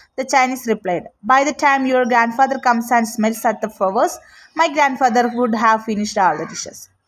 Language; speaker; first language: English; non-native, local second language; Malayalam